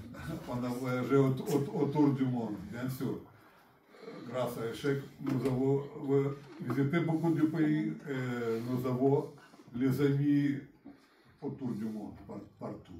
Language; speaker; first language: French; non-native, learner; Russian